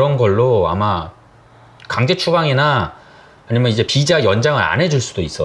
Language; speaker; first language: Korean; native; Korean